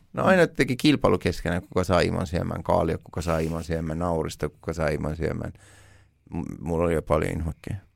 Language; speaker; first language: Finnish; early bilingual, other home language; Persian